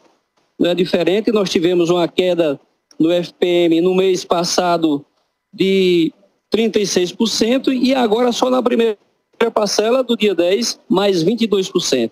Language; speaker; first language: Portuguese; native; Portuguese